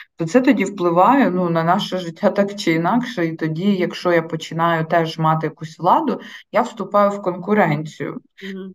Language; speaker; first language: Ukrainian; native; Ukrainian